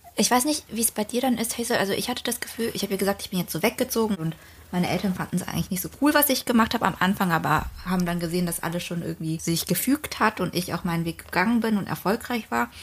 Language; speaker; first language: German; early bilingual, other home language; Vietnamese